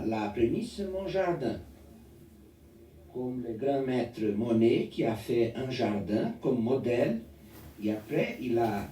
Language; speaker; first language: French; non-native, learner; Portuguese